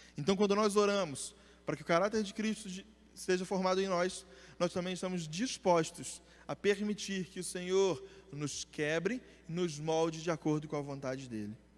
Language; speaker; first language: Portuguese; native; Portuguese